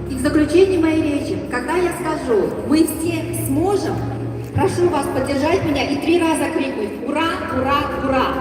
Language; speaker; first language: Russian; native; Russian